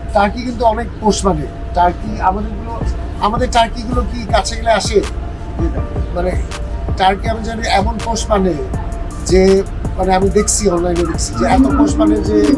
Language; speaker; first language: Bangla; native; Bangla